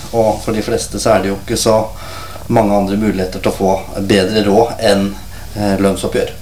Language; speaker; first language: Norwegian; native; Norwegian